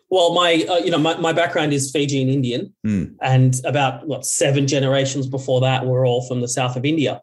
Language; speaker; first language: English; native; English